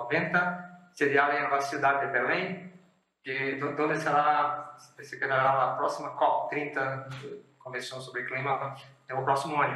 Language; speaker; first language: Spanish; non-native, fluent; Portuguese